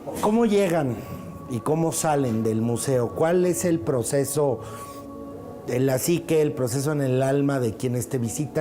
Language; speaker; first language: Spanish; native; Spanish